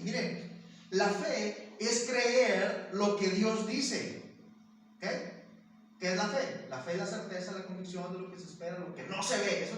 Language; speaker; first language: Spanish; native; Spanish